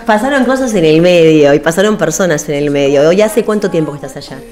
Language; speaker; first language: Spanish; native; Spanish